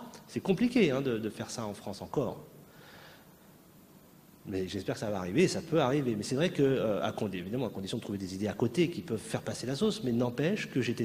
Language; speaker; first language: French; native; French